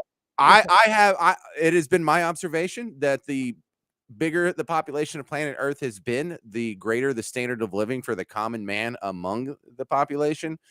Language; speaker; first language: English; native; English